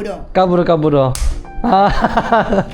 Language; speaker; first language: Spanish; non-native, learner; Korean